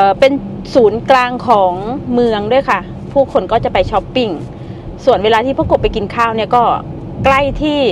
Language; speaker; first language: Thai; native; Thai